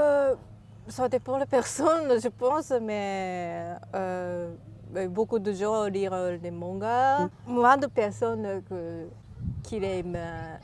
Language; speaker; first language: French; non-native, learner; Japanese